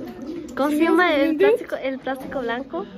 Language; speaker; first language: Spanish; early bilingual, other home language; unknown